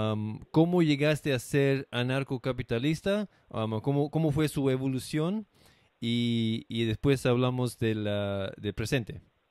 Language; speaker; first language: Spanish; non-native, learner; English